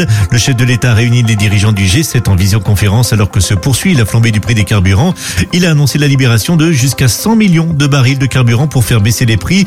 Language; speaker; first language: French; native; French